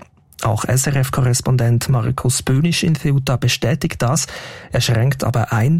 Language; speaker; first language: German; native; German